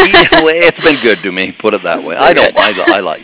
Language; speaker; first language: English; native; English